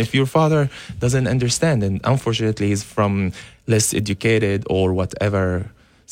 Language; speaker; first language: English; non-native, fluent; Arabic